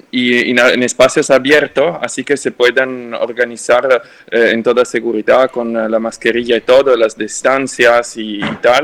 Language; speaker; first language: Spanish; non-native, fluent; French